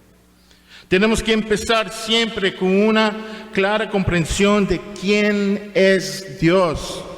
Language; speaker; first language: Spanish; non-native, fluent; English